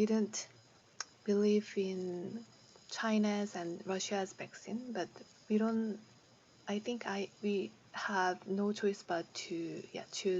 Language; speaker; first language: English; non-native, learner; Korean